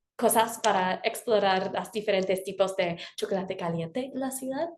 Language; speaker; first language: Spanish; non-native, fluent; English